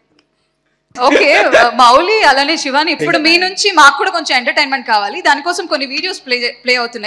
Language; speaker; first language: Telugu; native; Telugu